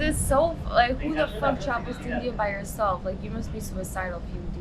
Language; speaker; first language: English; early bilingual, heritage; English